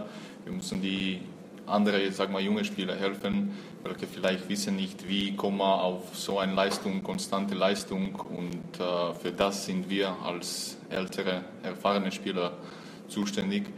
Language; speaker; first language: German; non-native, fluent; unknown